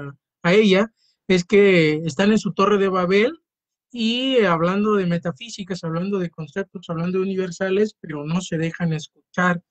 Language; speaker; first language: Spanish; native; Spanish